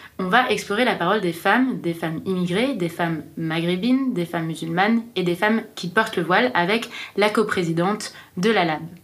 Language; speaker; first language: French; native; French